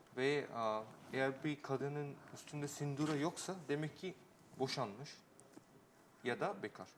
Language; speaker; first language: Turkish; non-native, fluent; Bangla